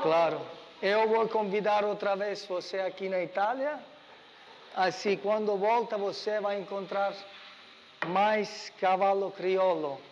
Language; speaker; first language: Portuguese; non-native, learner; Italian